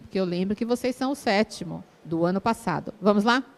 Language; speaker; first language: Portuguese; native; Portuguese